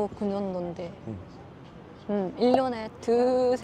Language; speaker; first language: Korean; non-native, learner; Japanese